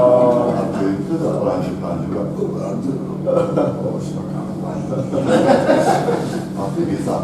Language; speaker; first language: Indonesian; non-native, learner; Japanese